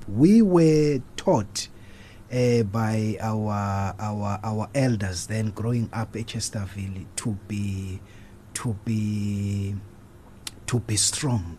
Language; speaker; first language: English; non-native, local second language; Zulu